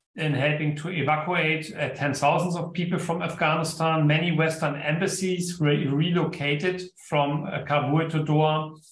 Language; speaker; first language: English; non-native, fluent; German